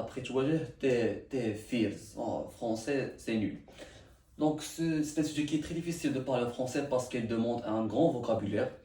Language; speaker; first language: French; non-native, learner; Arabic